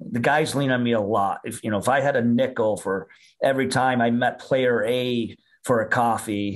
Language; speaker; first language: English; native; English